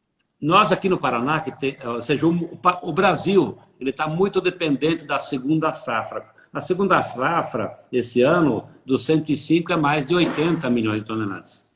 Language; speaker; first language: Portuguese; native; Portuguese